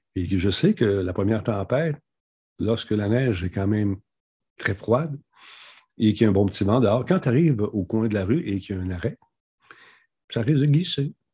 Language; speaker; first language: French; native; French